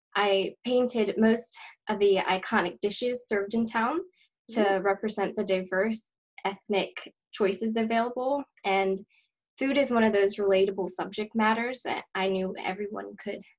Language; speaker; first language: English; native; English